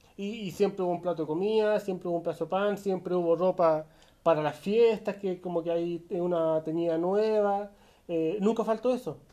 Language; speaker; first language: Spanish; native; Spanish